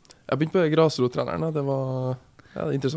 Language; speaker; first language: Norwegian; native; Norwegian